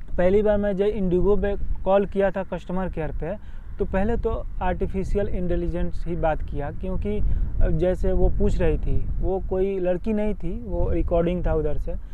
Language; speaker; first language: Hindi; native; Hindi